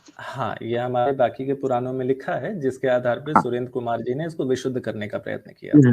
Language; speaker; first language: Hindi; native; Hindi